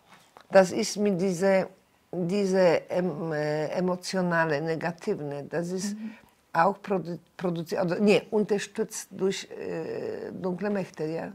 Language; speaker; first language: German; non-native, learner; Polish